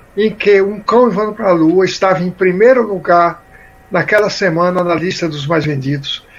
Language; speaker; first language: Portuguese; native; Portuguese